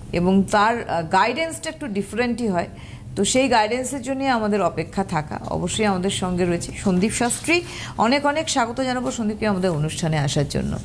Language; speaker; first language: Bangla; native; Bangla